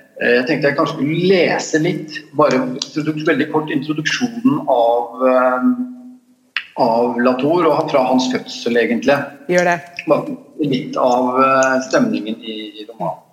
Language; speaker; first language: Norwegian; native; Norwegian